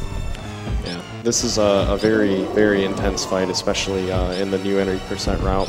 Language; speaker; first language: English; native; English